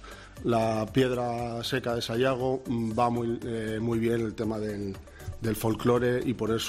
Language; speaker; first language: Spanish; native; Spanish